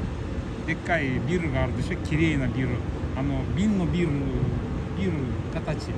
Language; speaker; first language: Japanese; non-native, learner; Kyrgyz